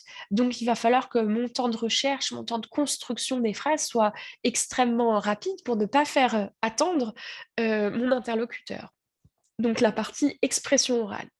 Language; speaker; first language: French; native; French